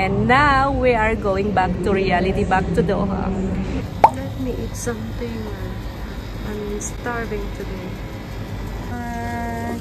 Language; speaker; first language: English; non-native, local second language; Filipino